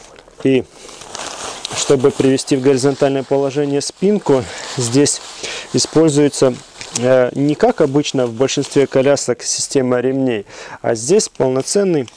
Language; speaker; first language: Russian; native; Russian